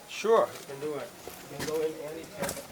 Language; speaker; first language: English; non-native, fluent; Vietnamese